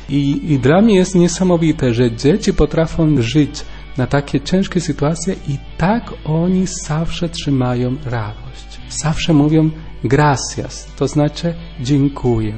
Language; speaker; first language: Polish; non-native, learner; Spanish